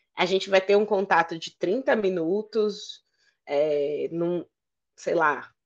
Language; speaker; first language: Portuguese; native; Portuguese